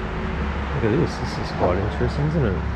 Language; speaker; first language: English; native; English